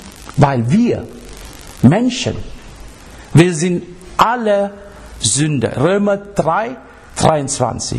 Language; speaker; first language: German; non-native, fluent; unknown